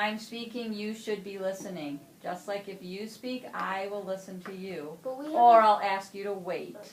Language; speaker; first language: English; native; English